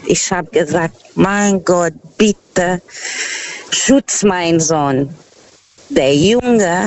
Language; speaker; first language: German; non-native, learner; Portuguese